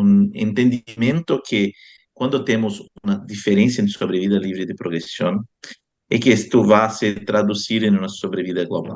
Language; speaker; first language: Spanish; non-native, fluent; Portuguese